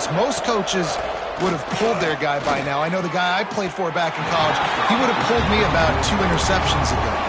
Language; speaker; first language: English; native; English